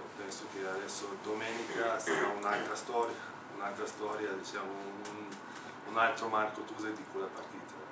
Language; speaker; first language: Italian; non-native, fluent; Slovenian